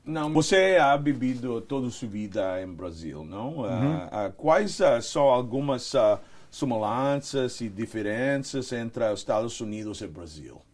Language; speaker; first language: Portuguese; non-native, learner; Spanish